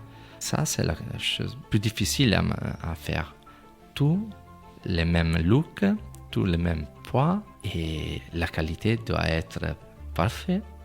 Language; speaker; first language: French; non-native, fluent; Italian